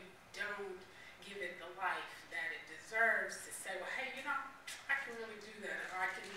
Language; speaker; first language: English; native; English